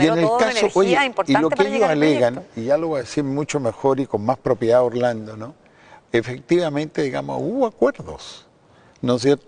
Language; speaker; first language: Spanish; native; Spanish